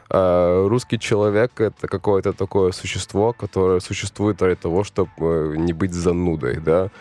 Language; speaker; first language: Russian; native; Russian